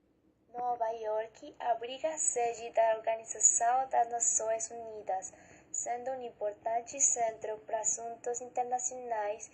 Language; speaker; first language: Portuguese; non-native, learner; Spanish